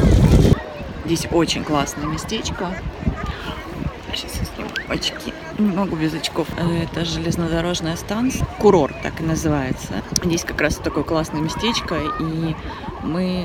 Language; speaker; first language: Russian; native; Russian